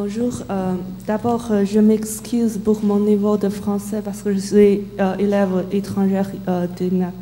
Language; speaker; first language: French; non-native, learner; Chinese